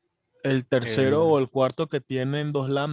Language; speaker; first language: Spanish; native; Spanish